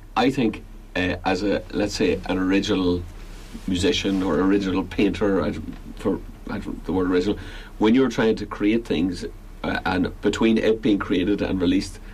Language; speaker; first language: English; native; English